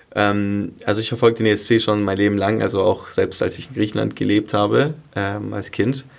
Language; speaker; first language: German; early bilingual, other home language; Greek